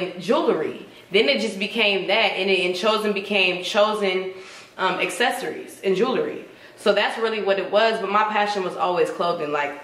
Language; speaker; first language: English; native; English